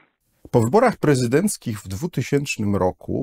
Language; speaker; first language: Polish; native; Polish